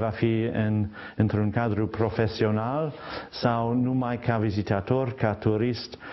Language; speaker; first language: Romanian; non-native, fluent; English